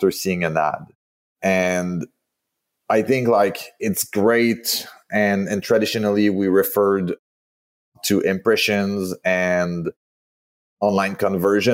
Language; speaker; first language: English; non-native, fluent; French